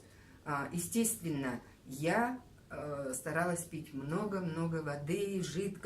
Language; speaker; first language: Russian; native; Russian